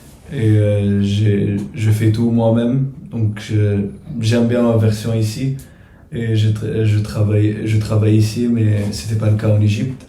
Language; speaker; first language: French; non-native, fluent; Arabic